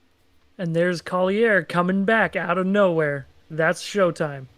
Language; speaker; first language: English; native; English